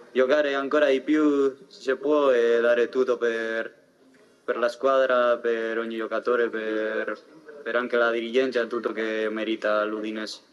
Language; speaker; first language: Italian; non-native, fluent; Spanish